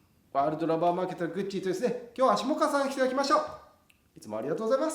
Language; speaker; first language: Japanese; native; Japanese